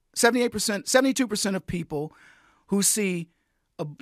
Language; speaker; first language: English; native; English